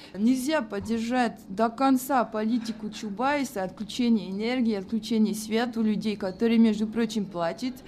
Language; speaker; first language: Russian; non-native, fluent; French